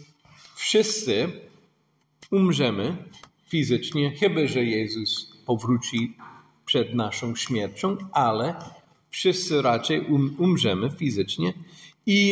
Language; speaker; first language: Polish; non-native, fluent; English